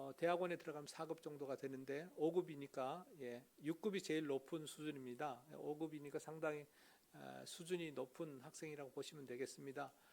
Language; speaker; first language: Korean; native; Korean